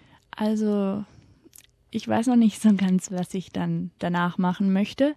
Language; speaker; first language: German; early bilingual, heritage; German